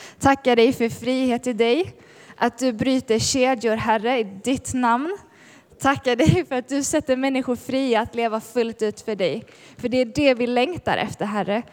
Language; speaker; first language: Swedish; native; Swedish